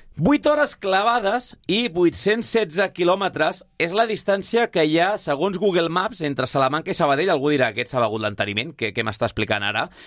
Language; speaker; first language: Catalan; native; Catalan